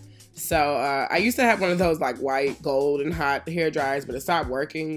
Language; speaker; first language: English; native; English